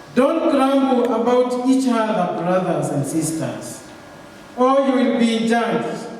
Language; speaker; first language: English; non-native, local second language; Swahili